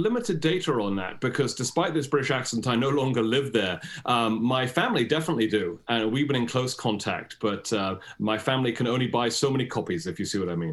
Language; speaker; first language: English; native; English